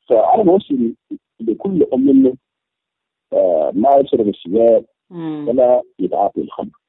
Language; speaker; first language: Arabic; native; Arabic